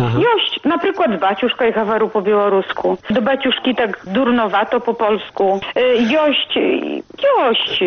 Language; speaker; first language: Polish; non-native, local second language; Belarusian